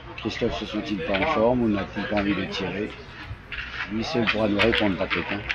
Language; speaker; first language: French; native; French